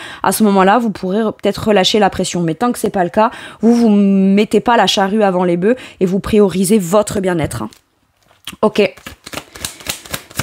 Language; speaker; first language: French; native; French